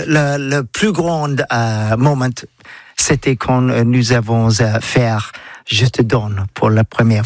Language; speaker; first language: French; non-native, learner; English